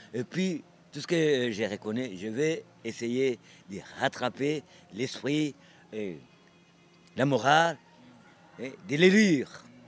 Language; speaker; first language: French; non-native, local second language; Kinyarwanda